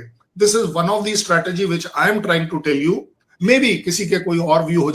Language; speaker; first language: Hindi; native; Hindi